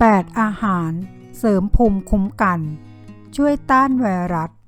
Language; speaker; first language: Thai; native; Thai